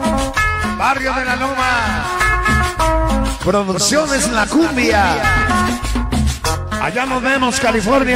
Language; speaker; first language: Spanish; native; Spanish